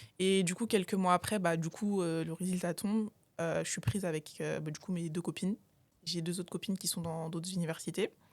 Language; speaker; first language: French; native; French